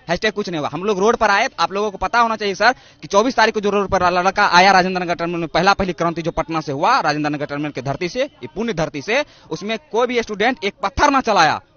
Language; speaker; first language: Hindi; native; Hindi